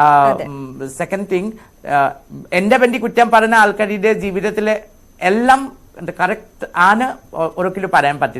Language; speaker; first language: Malayalam; non-native, local second language; Assamese